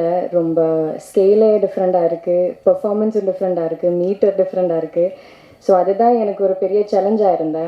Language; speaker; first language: Tamil; non-native, learner; Malayalam